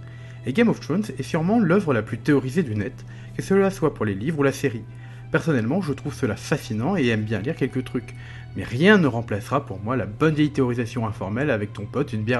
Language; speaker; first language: French; native; French